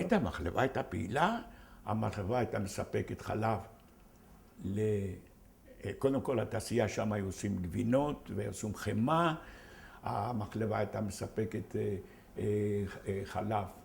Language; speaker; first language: Hebrew; non-native, fluent; Ladino